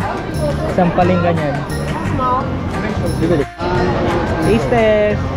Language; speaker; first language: Filipino; native; Filipino